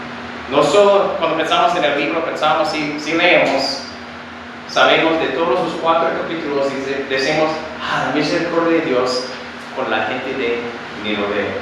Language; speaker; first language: Spanish; non-native, fluent; English